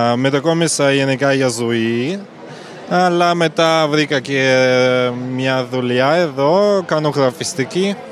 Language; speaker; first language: Greek; non-native, fluent; Latvian